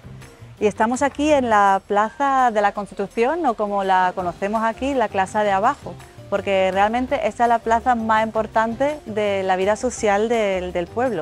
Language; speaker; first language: Spanish; native; Spanish